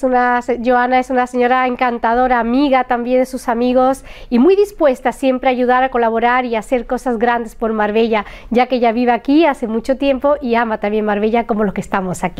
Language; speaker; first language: Spanish; native; Spanish